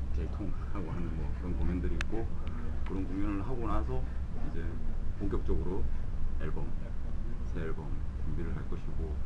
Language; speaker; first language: Korean; native; Korean